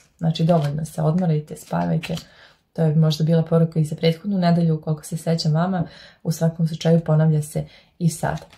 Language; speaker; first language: Serbian; native; Serbian